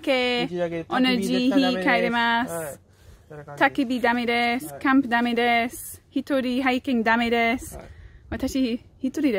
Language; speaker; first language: Japanese; non-native, learner; English